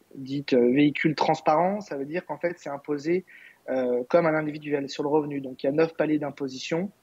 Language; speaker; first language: French; native; French